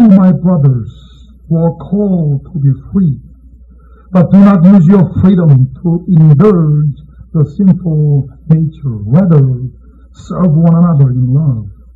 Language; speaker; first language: English; non-native, fluent; Korean